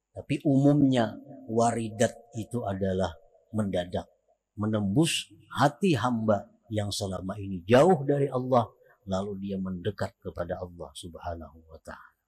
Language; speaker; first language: Indonesian; non-native, local second language; Banjar